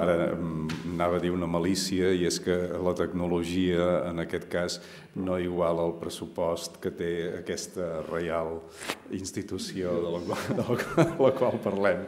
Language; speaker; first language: Catalan; native; Catalan